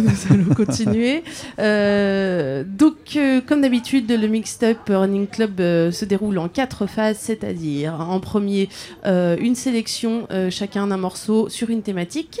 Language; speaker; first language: French; native; French